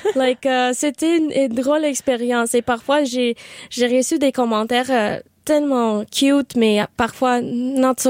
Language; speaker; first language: French; non-native, learner; English